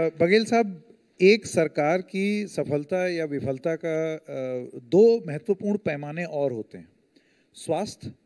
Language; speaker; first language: Hindi; native; Hindi